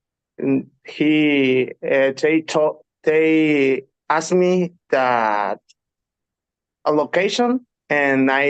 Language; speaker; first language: English; non-native, learner; Spanish